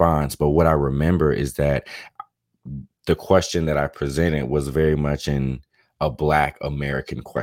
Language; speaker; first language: English; native; English